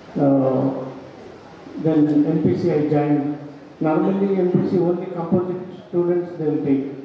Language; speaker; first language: English; non-native, local second language; Telugu